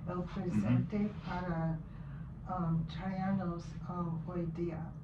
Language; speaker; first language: Spanish; non-native, learner; English